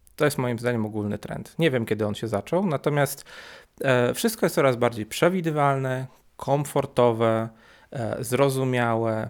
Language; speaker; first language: Polish; native; Polish